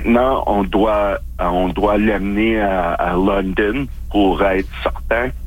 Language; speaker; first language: French; non-native, local second language; English